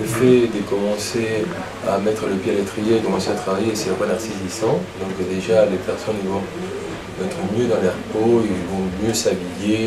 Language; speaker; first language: French; native; French